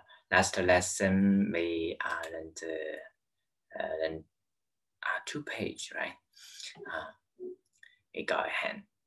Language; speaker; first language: English; non-native, learner; Chinese